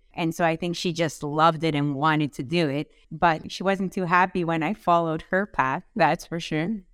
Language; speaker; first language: English; native; English